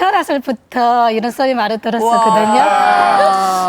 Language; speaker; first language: Korean; non-native, learner; Chinese